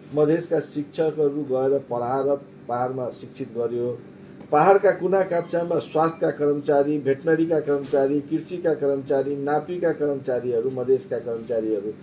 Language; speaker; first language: Nepali; non-native, local second language; Maithili